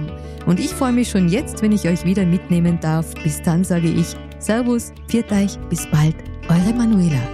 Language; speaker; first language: German; native; German